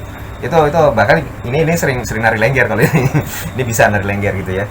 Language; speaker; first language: Indonesian; native; Indonesian